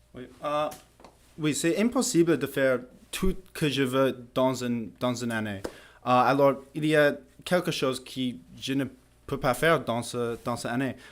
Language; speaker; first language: French; non-native, learner; English